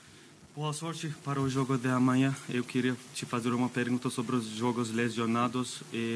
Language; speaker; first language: Portuguese; non-native, fluent; Turkish